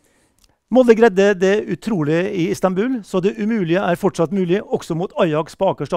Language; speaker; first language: Norwegian; native; Norwegian